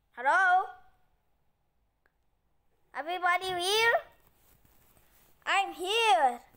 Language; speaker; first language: English; non-native, learner; Indonesian